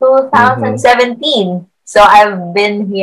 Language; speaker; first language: English; non-native, local second language; Filipino